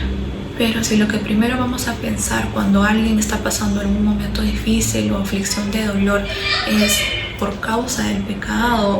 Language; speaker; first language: Spanish; native; Spanish